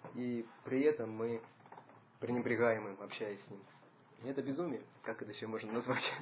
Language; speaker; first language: Russian; native; Russian